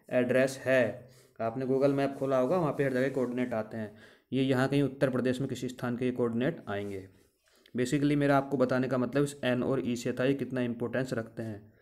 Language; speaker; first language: Hindi; native; Hindi